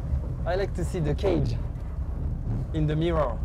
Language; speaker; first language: English; non-native, learner; French